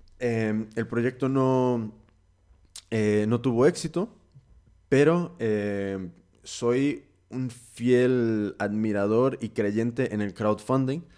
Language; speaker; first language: Spanish; early bilingual, heritage; Spanish